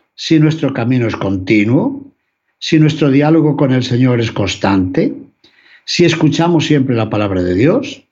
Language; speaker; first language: Spanish; native; Spanish